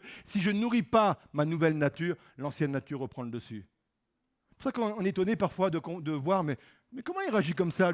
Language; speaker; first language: French; native; French